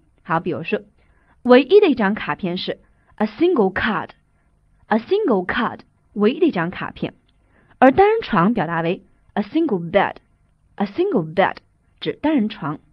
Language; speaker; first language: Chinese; native; Chinese